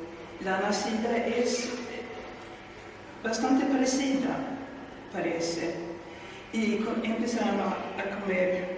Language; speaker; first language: Spanish; non-native, fluent; Swedish